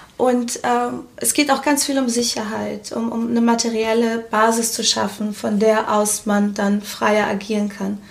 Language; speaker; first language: German; early bilingual, other home language; Portuguese